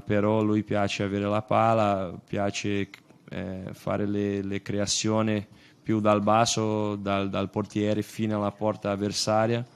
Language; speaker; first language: Italian; non-native, fluent; Portuguese